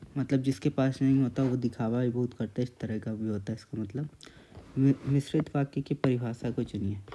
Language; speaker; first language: Hindi; native; Hindi